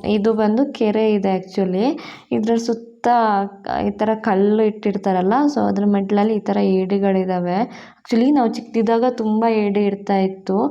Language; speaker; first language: Kannada; non-native, local second language; Tulu